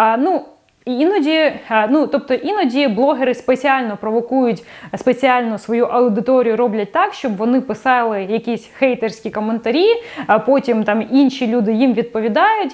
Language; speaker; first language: Ukrainian; non-native, local second language; Russian